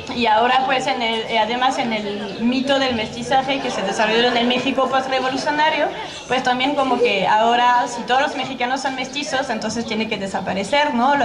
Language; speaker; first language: Spanish; non-native, fluent; French